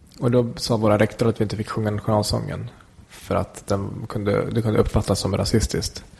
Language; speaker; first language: Swedish; early bilingual, other home language; Kurdish